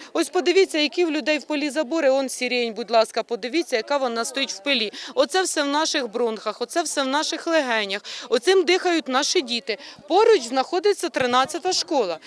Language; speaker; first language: Ukrainian; native; Ukrainian